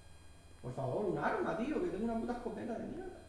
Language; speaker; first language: Spanish; native; Spanish